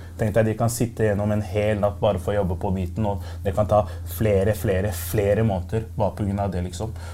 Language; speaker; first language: Norwegian; early bilingual, other home language; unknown